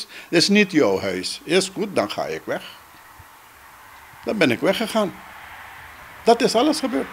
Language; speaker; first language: Dutch; non-native, local second language; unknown